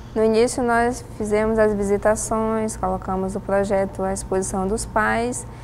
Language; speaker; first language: Portuguese; native; Portuguese